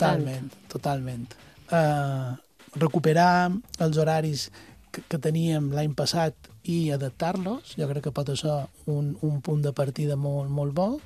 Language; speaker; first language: Catalan; native; Catalan